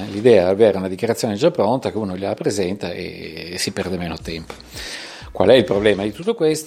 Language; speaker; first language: Italian; native; Italian